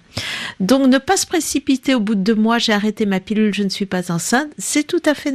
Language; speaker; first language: French; native; French